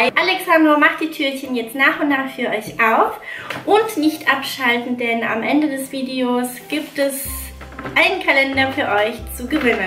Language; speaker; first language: German; native; German